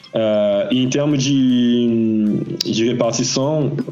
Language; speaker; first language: Portuguese; non-native, fluent; French